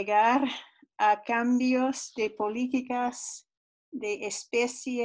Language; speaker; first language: Spanish; non-native, fluent; English